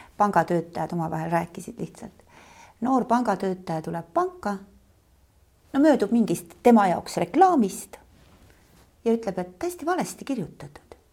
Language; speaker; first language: Estonian; native; Estonian